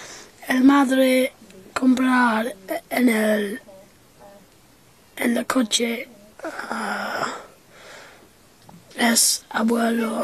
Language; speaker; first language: Spanish; non-native, learner; English